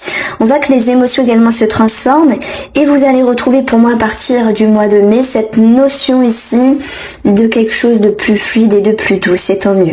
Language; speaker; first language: French; native; French